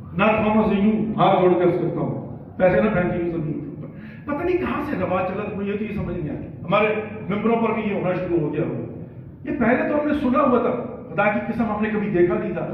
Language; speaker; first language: Urdu; non-native, local second language; Pashto